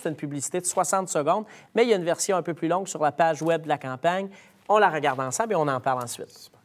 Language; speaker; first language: French; native; French